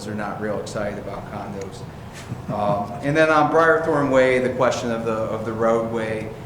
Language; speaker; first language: English; native; English